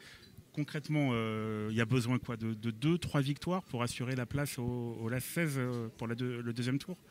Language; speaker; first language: French; native; French